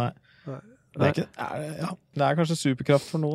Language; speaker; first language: Norwegian; native; Norwegian